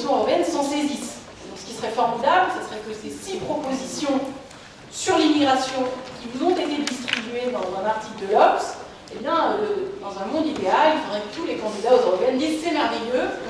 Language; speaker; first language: French; native; French